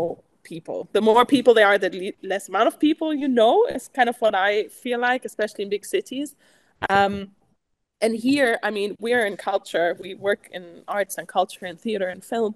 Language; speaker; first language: English; non-native, fluent; German